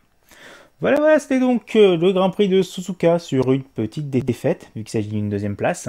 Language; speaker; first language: French; native; French